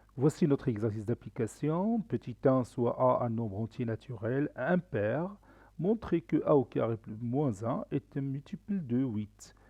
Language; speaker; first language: French; non-native, local second language; Arabic